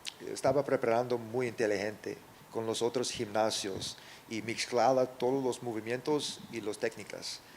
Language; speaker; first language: Spanish; non-native, learner; English